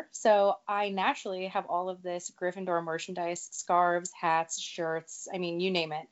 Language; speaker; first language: English; native; English